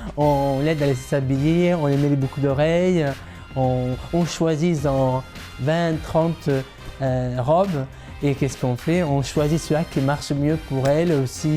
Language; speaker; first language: French; non-native, fluent; Italian